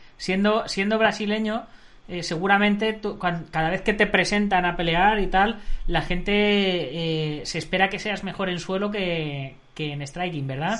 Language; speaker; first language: Spanish; native; Spanish